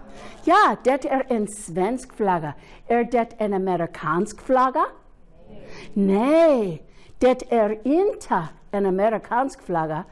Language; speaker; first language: Swedish; non-native, fluent; English